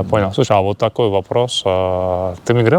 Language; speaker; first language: Russian; native; Russian